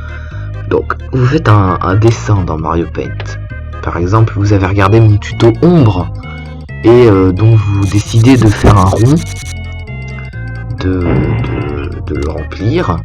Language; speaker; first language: French; native; French